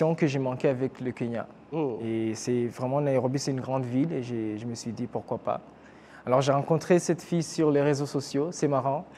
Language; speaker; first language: French; non-native, local second language; Kinyarwanda